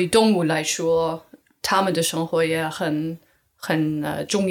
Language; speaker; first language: Chinese; non-native, learner; English